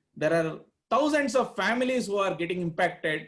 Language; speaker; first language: English; non-native, local second language; Kannada